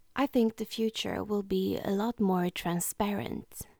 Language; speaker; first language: English; non-native, fluent; Swedish